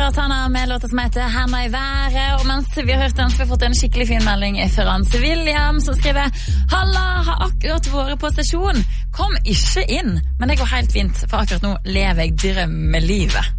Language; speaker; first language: Norwegian; native; Norwegian